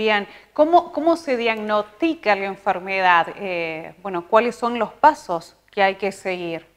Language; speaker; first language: Spanish; native; Spanish